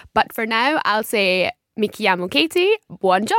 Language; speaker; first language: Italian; non-native, learner; English